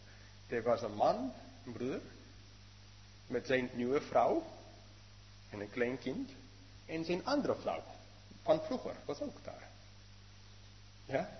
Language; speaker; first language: Dutch; non-native, fluent; English